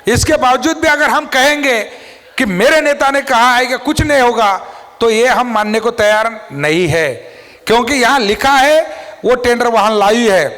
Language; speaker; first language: Hindi; non-native, local second language; Marathi